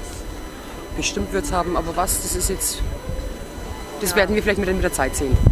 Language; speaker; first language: German; native; German